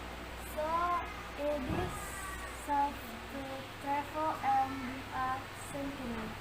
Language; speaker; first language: English; non-native, learner; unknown